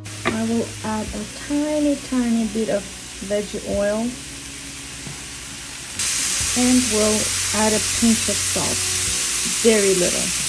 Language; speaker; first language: English; non-native, fluent; Russian